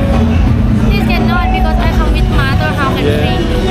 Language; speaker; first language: English; non-native, learner; Thai